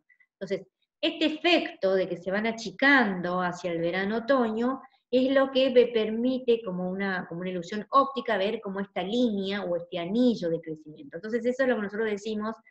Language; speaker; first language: Spanish; native; Spanish